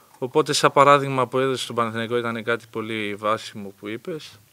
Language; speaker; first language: Greek; native; Greek